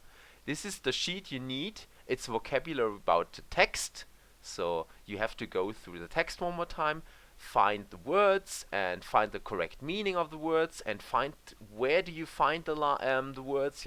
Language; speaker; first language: English; non-native, fluent; German